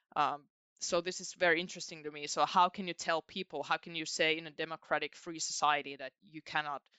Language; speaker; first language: English; non-native, fluent; Finnish